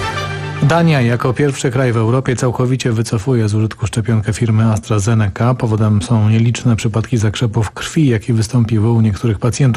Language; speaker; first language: Polish; native; Polish